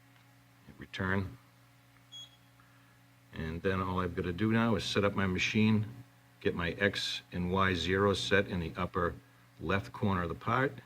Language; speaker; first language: English; native; English